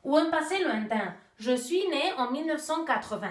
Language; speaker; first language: French; non-native, fluent; Basque